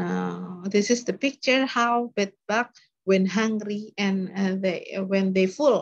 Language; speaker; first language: English; non-native, learner; Indonesian